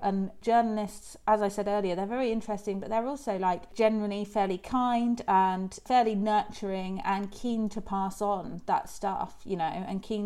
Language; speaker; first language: English; native; English